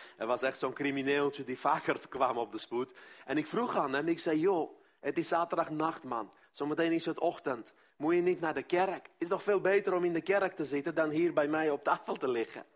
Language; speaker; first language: Dutch; non-native, fluent; Armenian